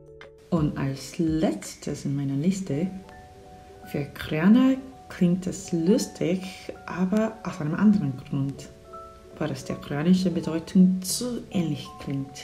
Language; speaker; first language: German; non-native, fluent; Korean